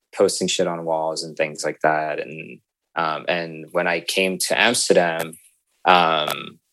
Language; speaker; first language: English; native; English